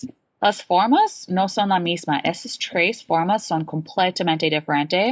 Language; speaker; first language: Spanish; non-native, learner; English